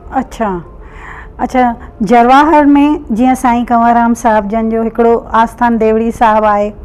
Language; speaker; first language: Sindhi; early bilingual, heritage; Sindhi